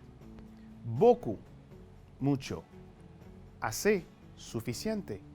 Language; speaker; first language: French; non-native, fluent; Spanish